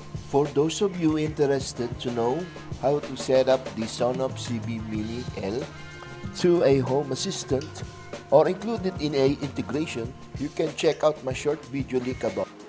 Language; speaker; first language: English; non-native, local second language; Filipino